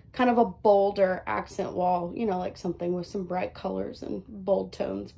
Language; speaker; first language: English; native; English